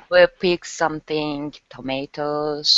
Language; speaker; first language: English; non-native, learner; Turkish